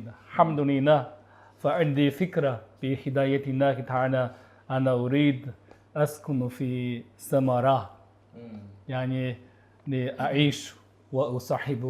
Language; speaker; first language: Arabic; non-native, learner; Chinese